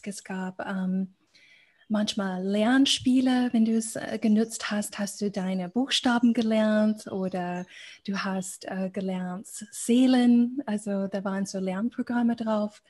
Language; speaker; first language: German; non-native, fluent; English